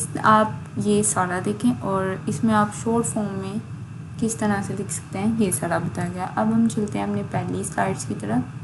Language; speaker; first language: Urdu; native; Urdu